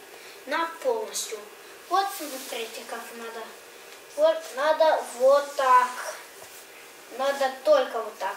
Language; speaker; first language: Russian; early bilingual, heritage; Russian